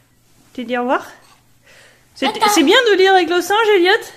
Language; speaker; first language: French; native; French